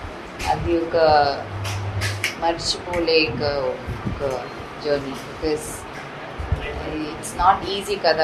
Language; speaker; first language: Telugu; non-native, fluent; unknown